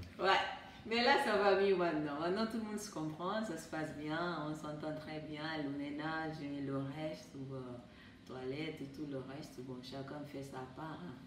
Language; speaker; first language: French; non-native, fluent; Portuguese